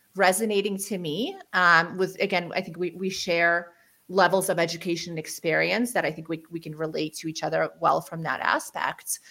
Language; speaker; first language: English; early bilingual, other home language; Ukrainian